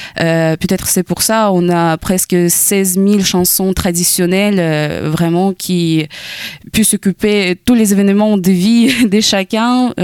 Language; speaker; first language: French; non-native, fluent; Ukrainian